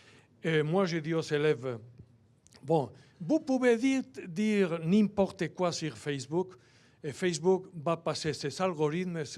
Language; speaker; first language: French; non-native, fluent; Spanish